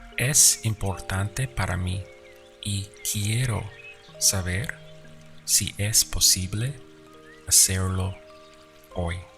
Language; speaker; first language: Spanish; non-native, fluent; English